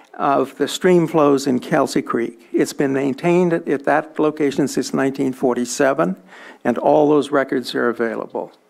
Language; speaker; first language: English; native; English